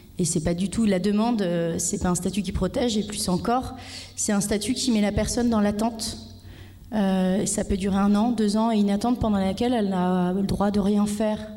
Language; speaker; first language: French; native; French